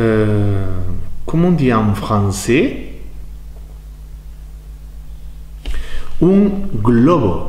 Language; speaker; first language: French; non-native, fluent; Spanish